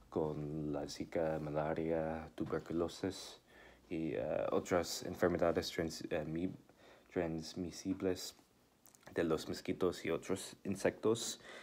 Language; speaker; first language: Spanish; non-native, learner; English